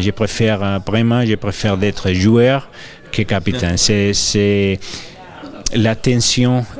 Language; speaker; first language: French; non-native, fluent; Spanish